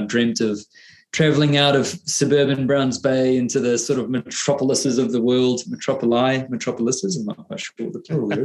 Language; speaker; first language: English; native; English